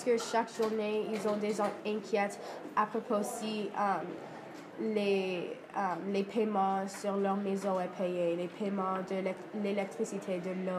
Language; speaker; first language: French; non-native, learner; English